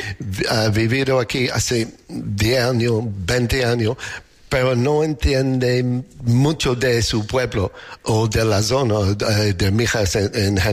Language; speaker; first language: Spanish; non-native, learner; English